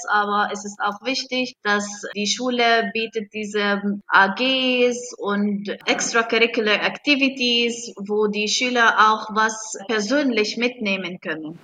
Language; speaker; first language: German; non-native, fluent; Arabic